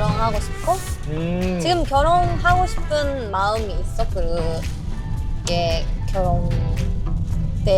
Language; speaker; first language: Korean; non-native, learner; Japanese